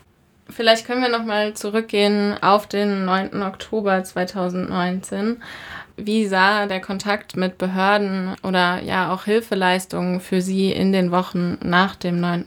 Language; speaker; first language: German; native; German